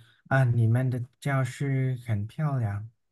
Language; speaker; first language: Chinese; non-native, learner; Vietnamese